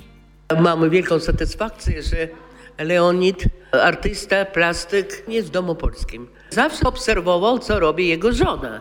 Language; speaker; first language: Polish; non-native, local second language; Russian